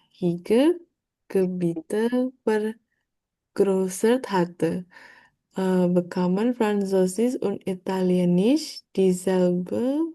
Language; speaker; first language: German; non-native, learner; Indonesian